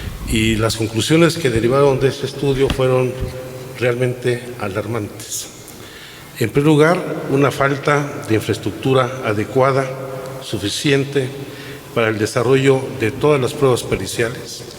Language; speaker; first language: Spanish; native; Spanish